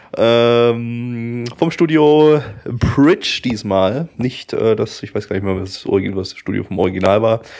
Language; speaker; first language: German; early bilingual, other home language; Russian